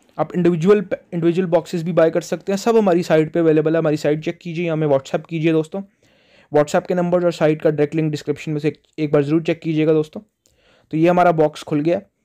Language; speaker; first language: Hindi; non-native, local second language; Punjabi